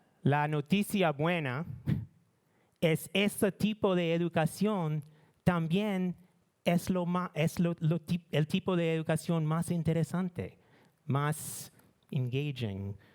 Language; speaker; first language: Spanish; non-native, learner; English